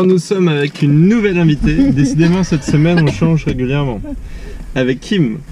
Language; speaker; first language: French; native; French